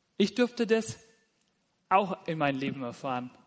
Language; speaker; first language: German; native; German